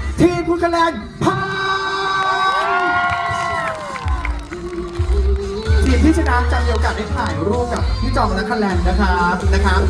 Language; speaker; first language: Thai; native; Thai